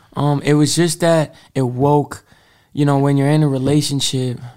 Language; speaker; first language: English; native; English